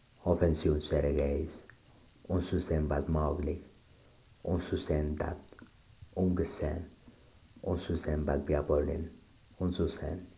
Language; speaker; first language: German; non-native, learner; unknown